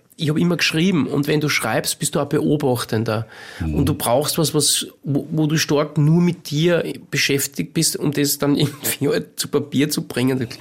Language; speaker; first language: German; native; German